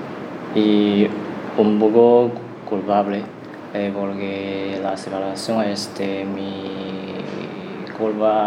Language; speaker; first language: Spanish; non-native, learner; Chinese